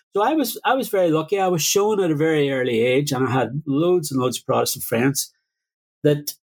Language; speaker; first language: English; native; English